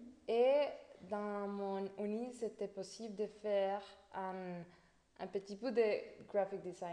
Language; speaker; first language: French; non-native, fluent; Spanish